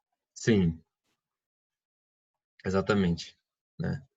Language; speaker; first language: Portuguese; non-native, fluent; English